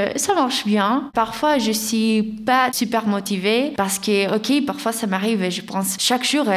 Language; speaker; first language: French; non-native, fluent; Greek